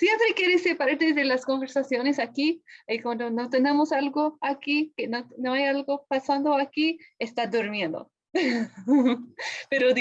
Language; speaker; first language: Spanish; non-native, fluent; English